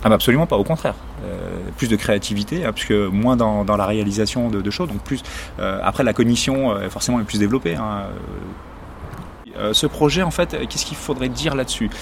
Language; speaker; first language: French; native; French